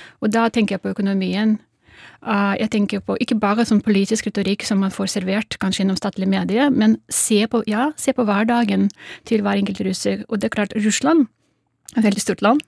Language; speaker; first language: Norwegian; non-native, fluent; Russian